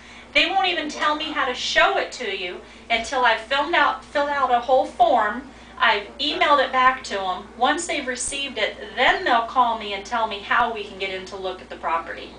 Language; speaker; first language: English; native; English